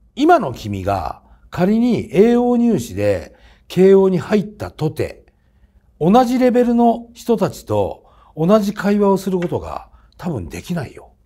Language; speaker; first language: Japanese; native; Japanese